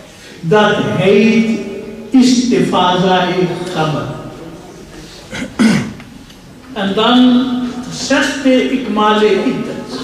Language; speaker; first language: Dutch; non-native, fluent; Urdu